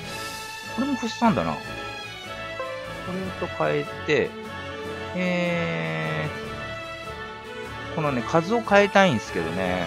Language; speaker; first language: Japanese; native; Japanese